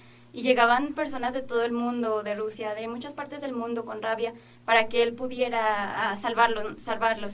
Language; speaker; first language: Spanish; native; Spanish